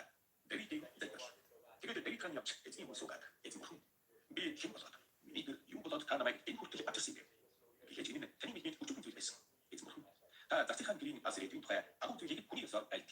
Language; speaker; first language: Mongolian; native; Mongolian